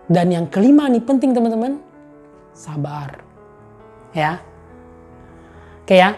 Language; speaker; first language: Indonesian; native; Indonesian